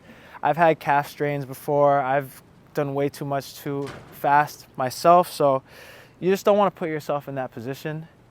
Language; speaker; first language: English; native; English